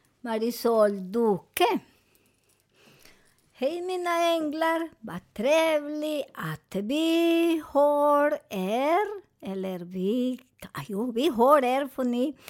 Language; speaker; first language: Swedish; non-native, fluent; Spanish